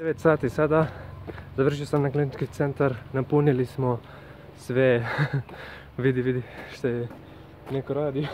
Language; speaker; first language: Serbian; non-native, learner; Arabic